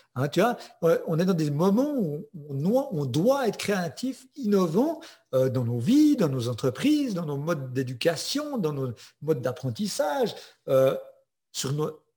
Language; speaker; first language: French; native; French